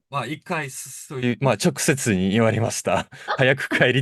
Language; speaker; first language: Japanese; non-native, fluent; Russian